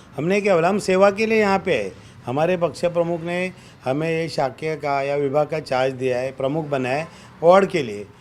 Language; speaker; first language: Hindi; non-native, local second language; Marathi